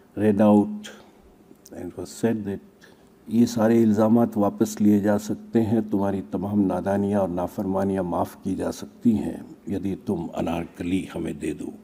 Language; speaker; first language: English; non-native, local second language; Hindi